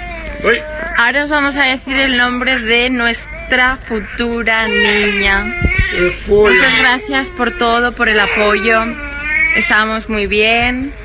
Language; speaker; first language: Spanish; native; Spanish